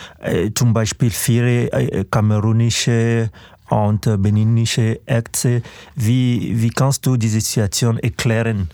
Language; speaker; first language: German; non-native, fluent; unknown